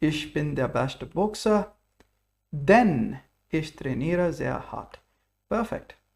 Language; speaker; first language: German; non-native, fluent; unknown